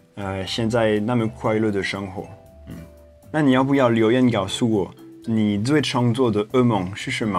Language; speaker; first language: Chinese; non-native, fluent; French